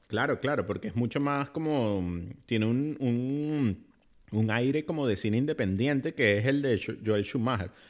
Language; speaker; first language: Spanish; native; Spanish